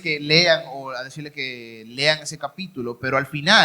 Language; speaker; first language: Spanish; native; Spanish